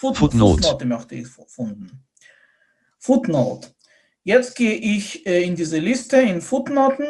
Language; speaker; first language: German; non-native, fluent; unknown